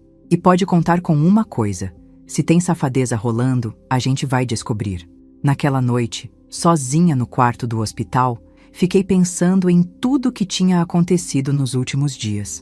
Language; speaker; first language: Portuguese; native; Portuguese